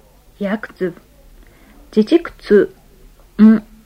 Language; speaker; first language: Mongolian; non-native, fluent; Japanese